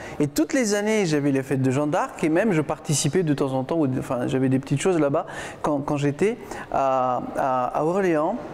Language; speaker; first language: French; non-native, local second language; Malagasy